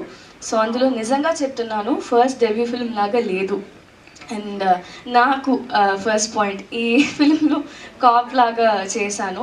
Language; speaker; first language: Telugu; non-native, learner; Tamil